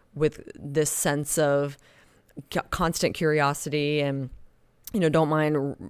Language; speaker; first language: English; native; English